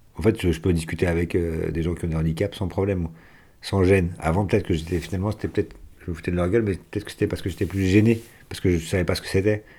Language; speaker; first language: French; native; French